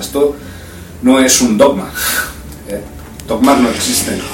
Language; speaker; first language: Spanish; native; Spanish